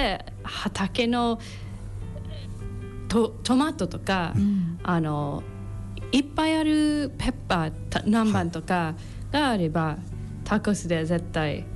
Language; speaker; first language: Japanese; non-native, learner; English